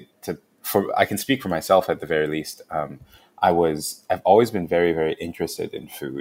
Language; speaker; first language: English; non-native, local second language; Cantonese